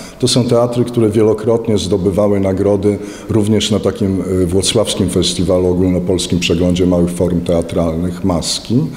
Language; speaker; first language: Polish; native; Polish